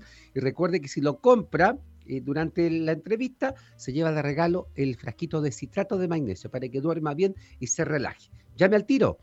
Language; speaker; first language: Spanish; native; Spanish